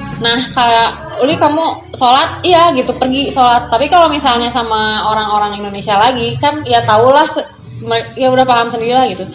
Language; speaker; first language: Indonesian; native; Indonesian